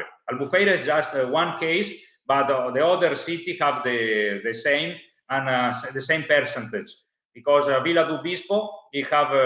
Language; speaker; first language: English; non-native, learner; Italian